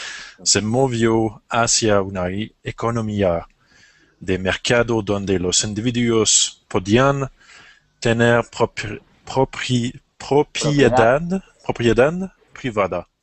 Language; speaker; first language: Spanish; non-native, learner; English